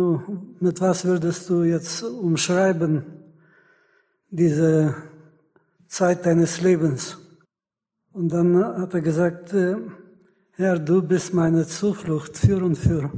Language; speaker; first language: German; non-native, fluent; Russian